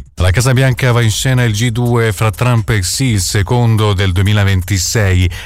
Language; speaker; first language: Italian; native; Italian